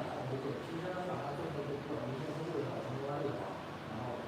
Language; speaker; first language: Chinese; native; Chinese